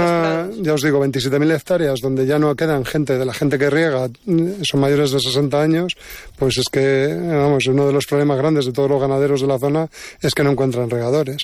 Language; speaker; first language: Spanish; native; Spanish